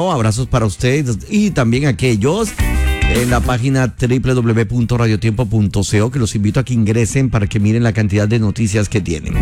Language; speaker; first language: Spanish; native; Spanish